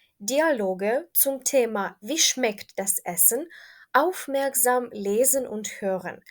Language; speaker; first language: German; non-native, fluent; Ukrainian